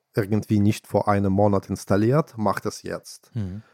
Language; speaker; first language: German; non-native, fluent; Russian